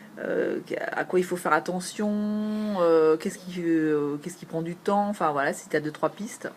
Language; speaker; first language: French; native; French